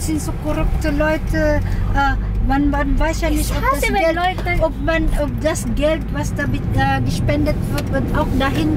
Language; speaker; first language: German; non-native, fluent; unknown